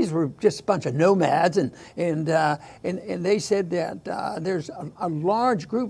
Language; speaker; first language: English; native; English